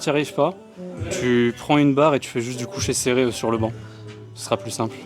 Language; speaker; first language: French; native; French